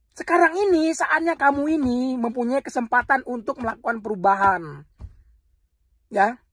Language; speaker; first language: Indonesian; native; Indonesian